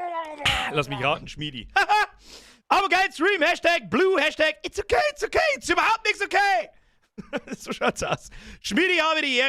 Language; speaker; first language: German; native; German